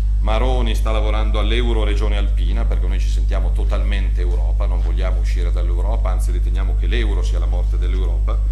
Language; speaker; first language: Italian; native; Italian